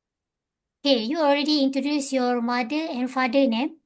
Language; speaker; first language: English; non-native, local second language; Malay